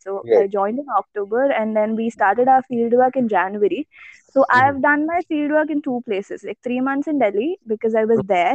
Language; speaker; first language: English; non-native, local second language; Malayalam